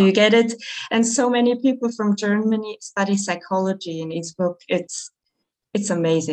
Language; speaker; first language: English; non-native, fluent; German